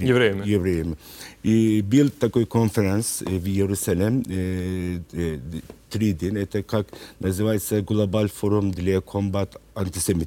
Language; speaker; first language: Russian; non-native, learner; Turkish